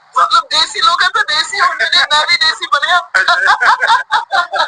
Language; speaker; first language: Punjabi; non-native, learner; English